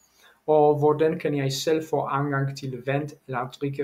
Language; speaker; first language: Danish; non-native, learner; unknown